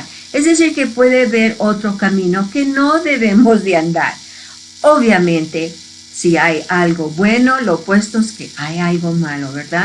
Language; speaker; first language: Spanish; early bilingual, heritage; Spanish